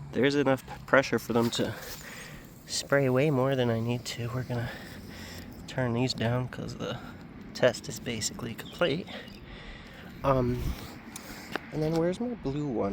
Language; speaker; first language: English; native; English